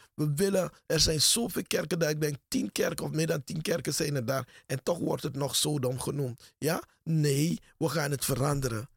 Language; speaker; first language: Dutch; native; Dutch